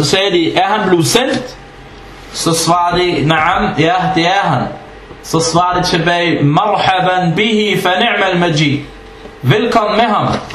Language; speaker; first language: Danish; non-native, fluent; Arabic